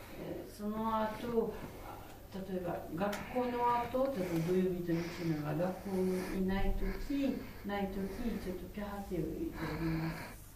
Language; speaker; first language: Japanese; non-native, fluent; French